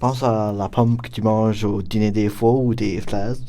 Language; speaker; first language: French; non-native, local second language; English